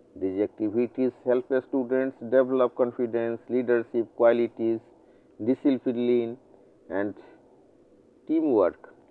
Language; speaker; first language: English; non-native, local second language; Hindi